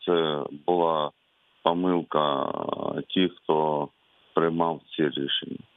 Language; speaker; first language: Ukrainian; non-native, local second language; Russian